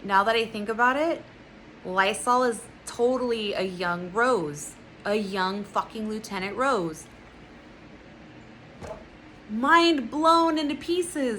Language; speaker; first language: English; native; English